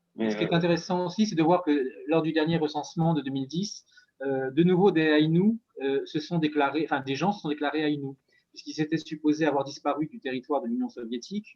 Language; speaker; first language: French; native; French